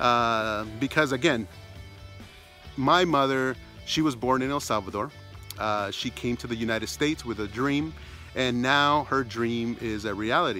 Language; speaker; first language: English; early bilingual, other home language; Spanish